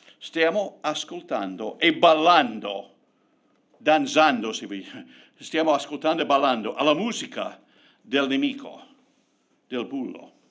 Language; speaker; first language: Italian; non-native, fluent; English